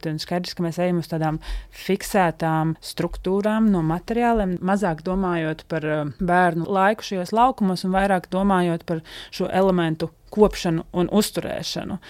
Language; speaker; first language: Latvian; native; Latvian